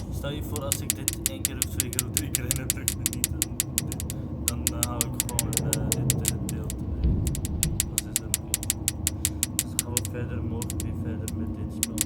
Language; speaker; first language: Dutch; non-native, local second language; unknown